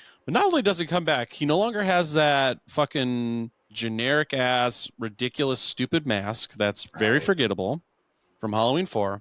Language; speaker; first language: English; native; English